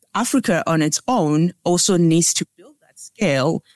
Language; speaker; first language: English; non-native, local second language; Tsonga